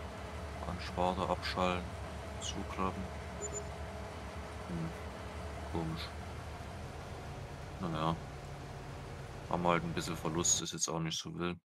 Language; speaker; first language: German; native; German